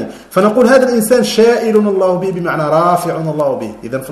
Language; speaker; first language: Arabic; native; Arabic